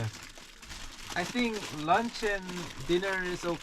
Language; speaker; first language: English; non-native, learner; Korean